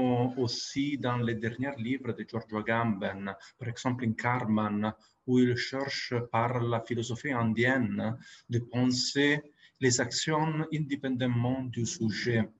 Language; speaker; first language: French; non-native, fluent; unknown